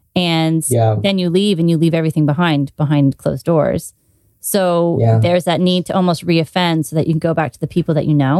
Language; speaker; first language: English; native; English